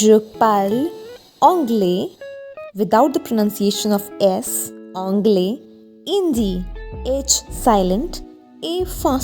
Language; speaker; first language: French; non-native, fluent; Hindi